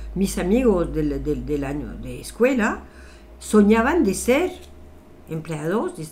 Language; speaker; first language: Spanish; non-native, fluent; French